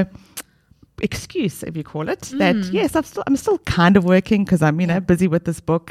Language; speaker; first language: English; native; English